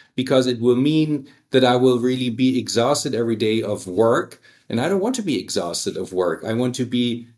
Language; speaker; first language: English; early bilingual, other home language; German